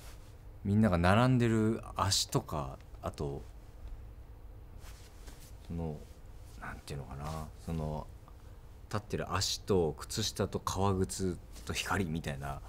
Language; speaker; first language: Japanese; native; Japanese